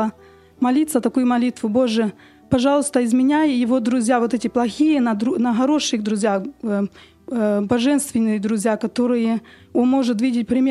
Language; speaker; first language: Russian; early bilingual, heritage; Russian